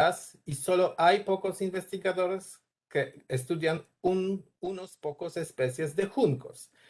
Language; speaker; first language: Spanish; non-native, learner; Polish